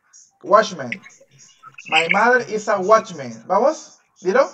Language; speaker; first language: English; non-native, fluent; Spanish